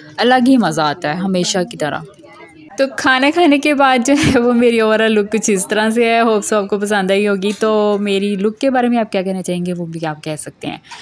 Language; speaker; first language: Urdu; non-native, local second language; Punjabi